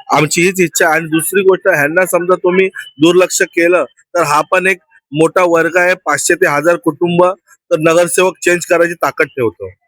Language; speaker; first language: Marathi; native; Marathi